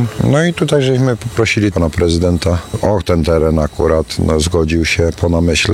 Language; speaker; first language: Polish; native; Polish